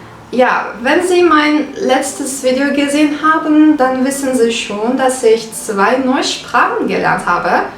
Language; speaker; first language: German; non-native, fluent; Turkish